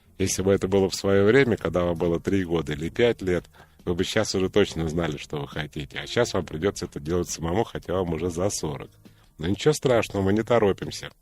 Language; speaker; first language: Russian; native; Russian